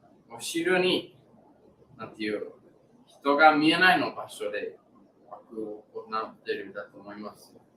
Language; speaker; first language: Japanese; non-native, learner; English